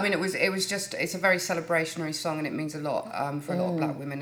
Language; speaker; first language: English; native; English